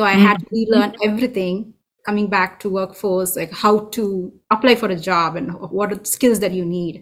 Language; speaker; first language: English; non-native, local second language; Tamil